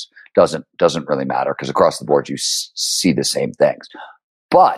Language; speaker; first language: English; native; English